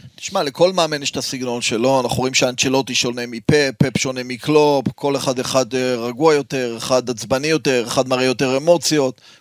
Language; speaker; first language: Hebrew; native; Hebrew